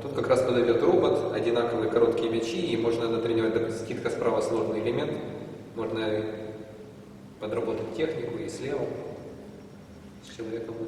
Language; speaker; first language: Russian; native; Russian